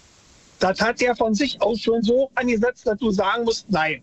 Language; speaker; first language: German; native; German